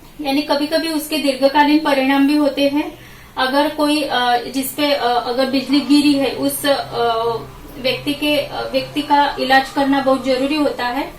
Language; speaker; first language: Hindi; non-native, local second language; Marathi